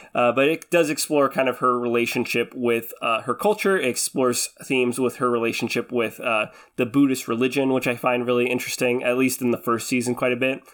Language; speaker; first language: English; early bilingual, other home language; Filipino